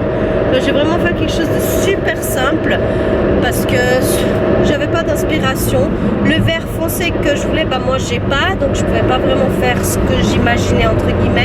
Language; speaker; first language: French; native; French